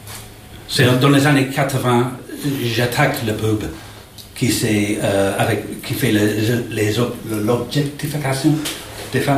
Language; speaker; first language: French; non-native, learner; English